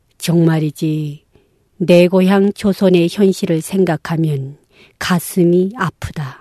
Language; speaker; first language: Korean; non-native, local second language; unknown